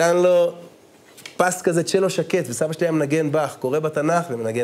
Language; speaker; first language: Hebrew; native; Hebrew